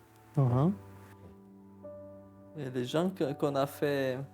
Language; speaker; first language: French; non-native, fluent; Romanian